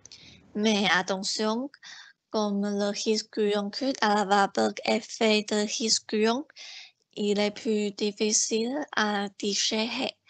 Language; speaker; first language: French; non-native, learner; Chinese